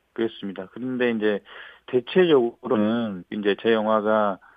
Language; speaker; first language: Korean; native; Korean